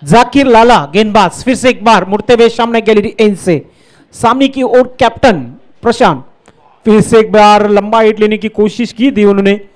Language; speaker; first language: Hindi; non-native, local second language; Marathi